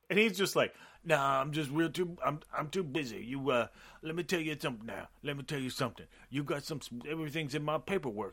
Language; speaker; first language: English; native; English